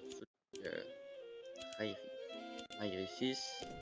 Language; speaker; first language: French; native; French